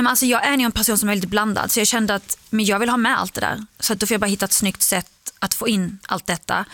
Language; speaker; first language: Swedish; early bilingual, other home language; Arabic